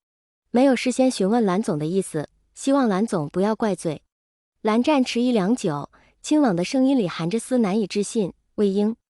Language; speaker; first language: Chinese; native; Chinese